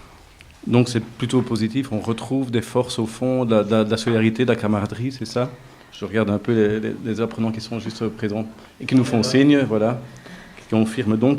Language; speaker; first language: French; native; French